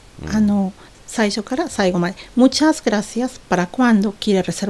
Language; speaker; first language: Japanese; non-native, fluent; Spanish